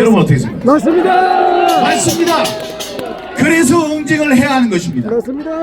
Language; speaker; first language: Korean; native; Korean